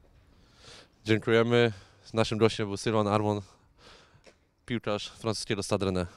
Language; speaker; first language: Polish; native; Polish